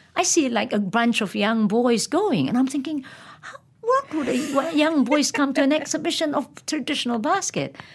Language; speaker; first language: English; non-native, local second language; Malay